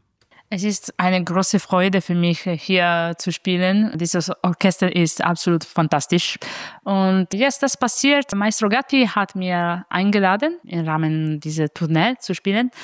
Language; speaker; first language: German; non-native, fluent; Italian